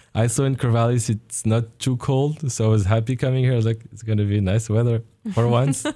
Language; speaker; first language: English; non-native, fluent; Arabic